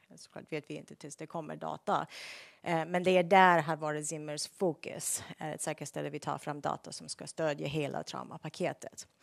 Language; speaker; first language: Swedish; non-native, fluent; English